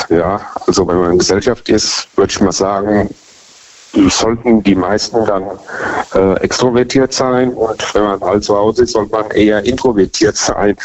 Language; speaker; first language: German; native; German